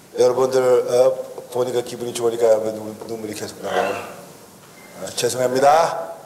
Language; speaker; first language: Korean; early bilingual, heritage; Korean